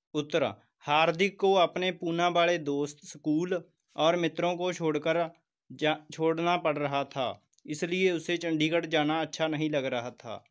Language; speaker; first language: Hindi; non-native, local second language; Punjabi